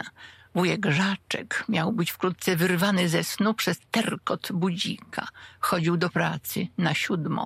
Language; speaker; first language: Polish; native; Polish